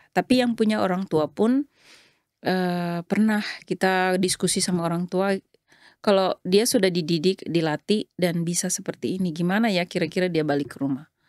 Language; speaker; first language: Indonesian; native; Indonesian